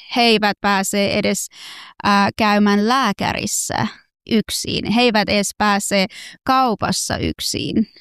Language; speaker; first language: Finnish; non-native, fluent; Persian